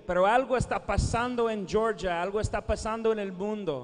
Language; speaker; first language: Spanish; non-native, fluent; English